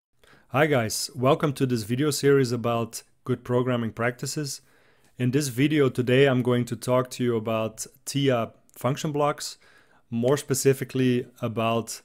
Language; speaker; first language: English; non-native, fluent; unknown